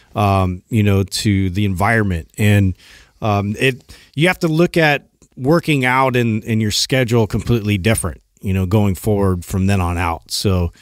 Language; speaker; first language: English; native; English